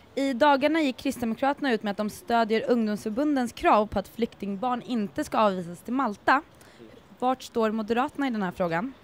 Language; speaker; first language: Swedish; native; Swedish